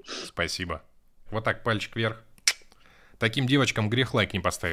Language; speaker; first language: Russian; native; Russian